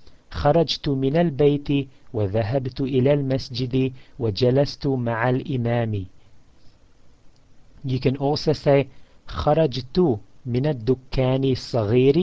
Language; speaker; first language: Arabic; non-native, fluent; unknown